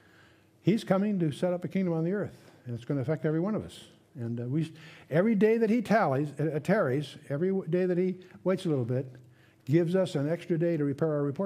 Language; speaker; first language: English; native; English